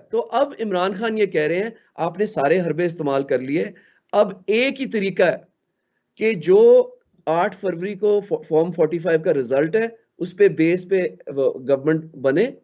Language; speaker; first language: Urdu; native; Urdu